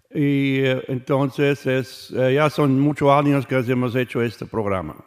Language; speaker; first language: Spanish; non-native, learner; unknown